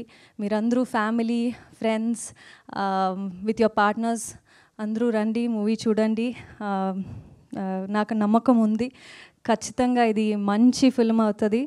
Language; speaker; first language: Telugu; non-native, learner; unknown